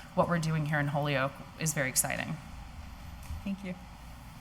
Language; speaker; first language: English; native; English